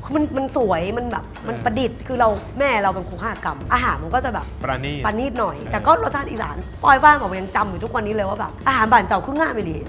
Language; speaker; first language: Thai; non-native, local second language; Lao